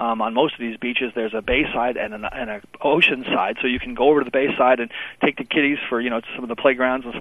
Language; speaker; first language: English; native; English